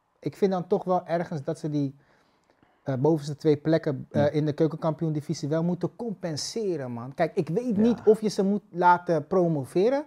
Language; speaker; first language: Dutch; native; Dutch